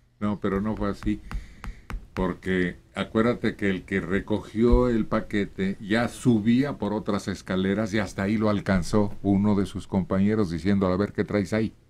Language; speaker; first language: Spanish; native; Spanish